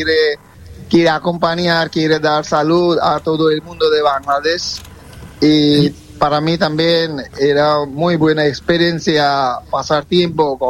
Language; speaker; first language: Spanish; non-native, fluent; Bangla